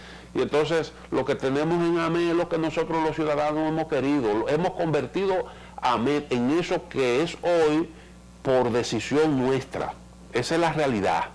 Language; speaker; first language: Spanish; native; Spanish